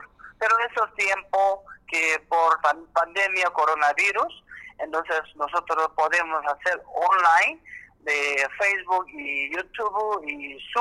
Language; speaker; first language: Spanish; non-native, learner; Korean